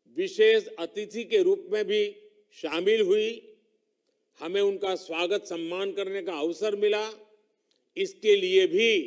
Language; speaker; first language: Hindi; non-native, local second language; Gujarati